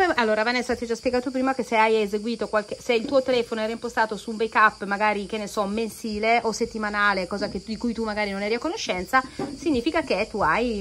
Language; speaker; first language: Italian; native; Italian